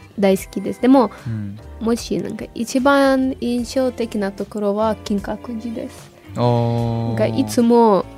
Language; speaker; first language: Japanese; non-native, fluent; Ukrainian